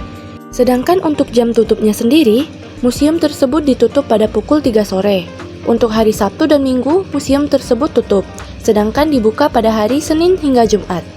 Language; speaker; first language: Indonesian; native; Indonesian